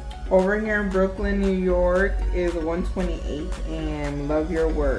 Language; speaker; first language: English; early bilingual, other home language; Spanish